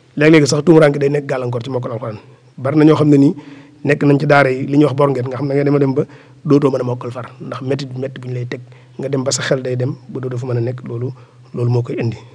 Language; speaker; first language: Wolof; native; Wolof